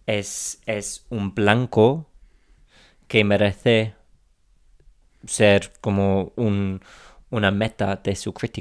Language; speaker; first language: Spanish; non-native, fluent; English